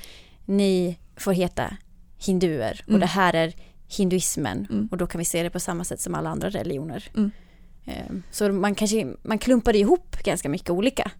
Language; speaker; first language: Swedish; native; Swedish